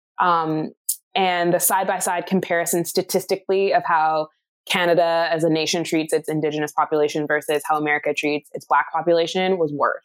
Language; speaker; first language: English; native; English